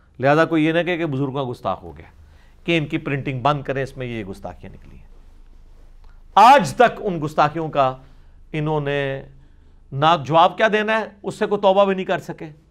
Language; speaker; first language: Urdu; non-native, local second language; Punjabi